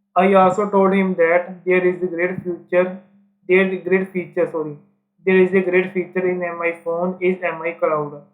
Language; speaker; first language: English; non-native, local second language; Punjabi